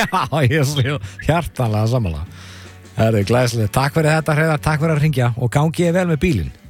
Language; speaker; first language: Icelandic; native; Icelandic